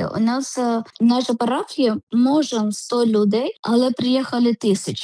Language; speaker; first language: Ukrainian; non-native, learner; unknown